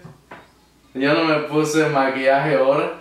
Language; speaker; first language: Spanish; early bilingual, heritage; Spanish